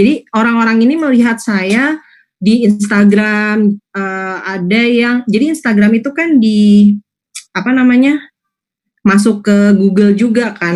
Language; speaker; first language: Indonesian; native; Indonesian